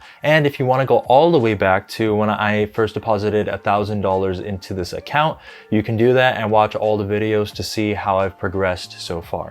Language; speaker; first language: English; native; English